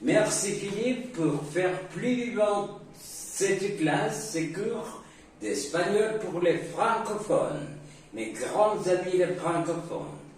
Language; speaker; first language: French; non-native, fluent; Spanish